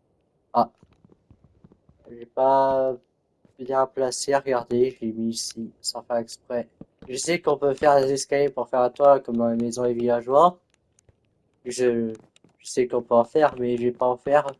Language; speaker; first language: French; native; French